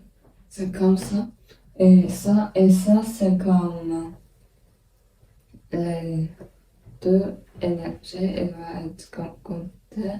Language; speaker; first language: French; non-native, learner; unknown